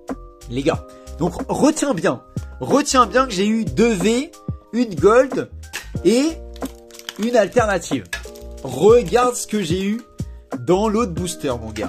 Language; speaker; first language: French; native; French